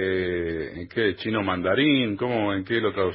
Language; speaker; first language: Spanish; native; Spanish